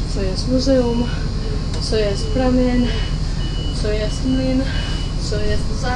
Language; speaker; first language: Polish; non-native, learner; Czech